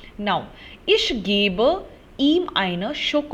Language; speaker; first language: German; non-native, fluent; Hindi